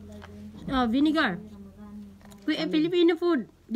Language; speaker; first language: English; non-native, learner; Cebuano